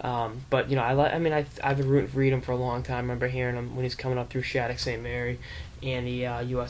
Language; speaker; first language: English; native; English